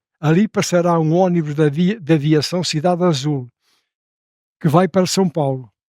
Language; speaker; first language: Portuguese; native; Portuguese